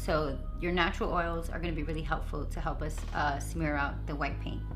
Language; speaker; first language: English; native; English